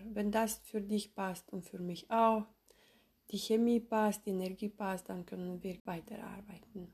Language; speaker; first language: German; non-native, fluent; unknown